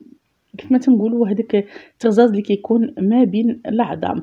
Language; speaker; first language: Arabic; native; Arabic